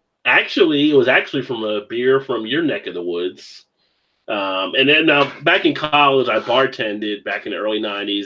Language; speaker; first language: English; native; English